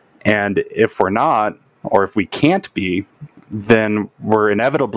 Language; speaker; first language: English; native; English